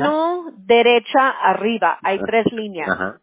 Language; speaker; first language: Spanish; early bilingual, heritage; Spanish